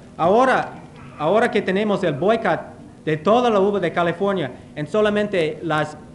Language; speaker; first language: Spanish; non-native, fluent; English